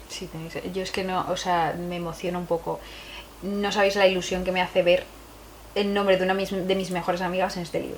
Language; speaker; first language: Spanish; native; Spanish